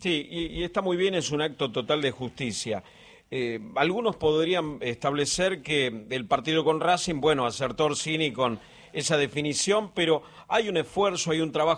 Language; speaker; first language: Spanish; native; Spanish